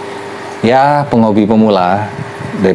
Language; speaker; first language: Indonesian; native; Indonesian